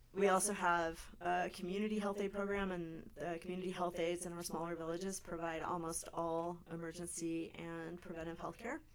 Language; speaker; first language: English; native; English